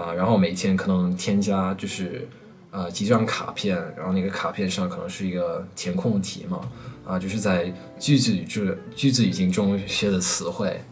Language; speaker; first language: Chinese; non-native, fluent; English